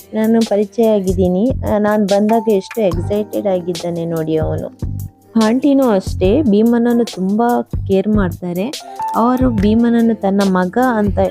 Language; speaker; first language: Kannada; native; Kannada